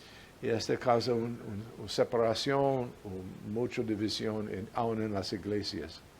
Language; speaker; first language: Spanish; non-native, fluent; English